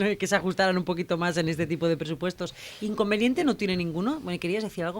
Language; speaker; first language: Spanish; native; Spanish